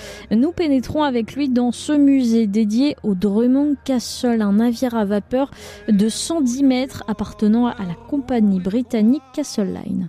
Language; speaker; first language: French; native; French